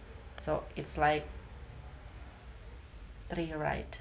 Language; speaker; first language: English; non-native, learner; Indonesian